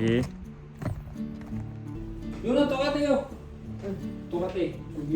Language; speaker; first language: Korean; non-native, learner; Filipino